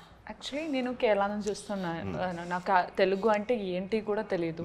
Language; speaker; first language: Telugu; non-native, learner; Malayalam